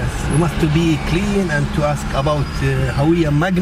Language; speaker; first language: English; non-native, learner; Arabic